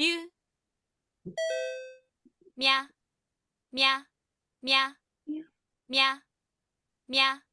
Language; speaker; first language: Japanese; non-native, learner; Filipino